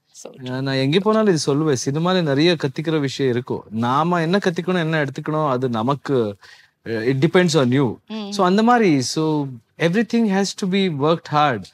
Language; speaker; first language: Tamil; non-native, local second language; Kannada